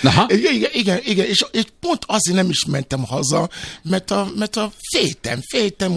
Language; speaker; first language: Hungarian; non-native, fluent; Yoruba